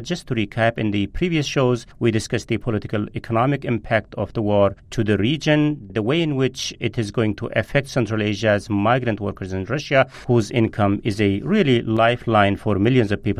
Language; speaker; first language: English; non-native, fluent; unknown